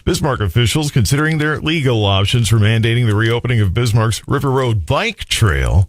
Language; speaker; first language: English; native; English